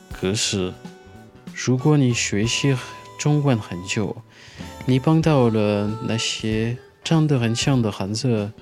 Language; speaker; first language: Chinese; non-native, fluent; French